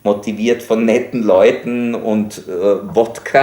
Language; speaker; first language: German; native; German